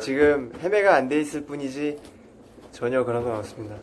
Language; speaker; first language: Korean; native; Korean